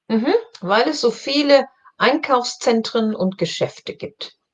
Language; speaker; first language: German; non-native, learner; English